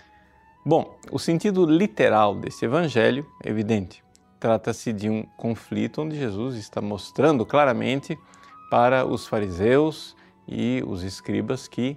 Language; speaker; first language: Portuguese; native; Portuguese